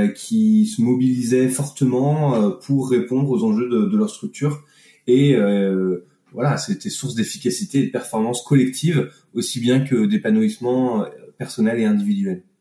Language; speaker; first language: French; native; French